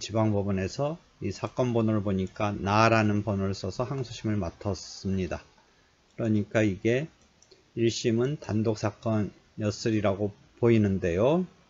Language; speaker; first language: Korean; native; Korean